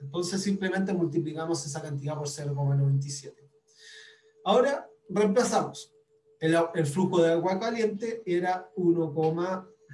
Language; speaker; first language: Spanish; native; Spanish